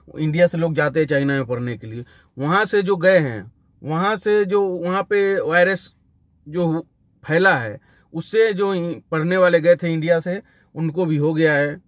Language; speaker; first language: Hindi; native; Hindi